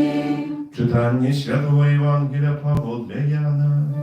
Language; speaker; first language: Polish; non-native, learner; Russian